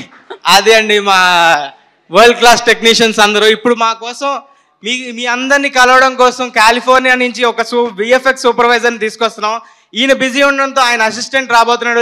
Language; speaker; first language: Telugu; native; Telugu